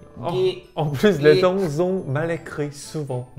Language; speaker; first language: French; non-native, learner; Korean